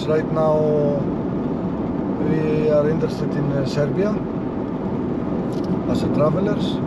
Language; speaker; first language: English; non-native, learner; Greek